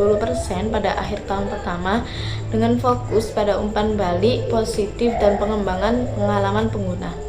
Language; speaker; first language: Indonesian; native; Indonesian